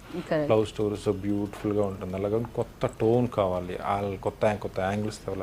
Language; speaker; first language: Telugu; native; Telugu